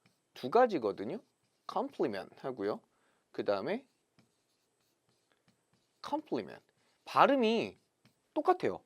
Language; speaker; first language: Korean; native; Korean